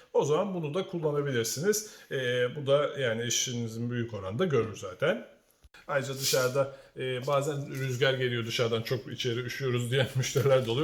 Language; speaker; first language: Turkish; native; Turkish